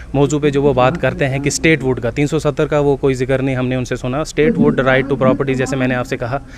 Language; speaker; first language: Hindi; native; Hindi